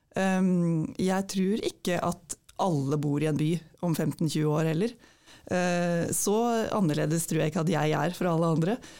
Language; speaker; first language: Norwegian; native; Norwegian